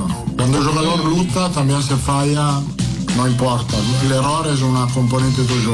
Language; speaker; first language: Portuguese; non-native, learner; Italian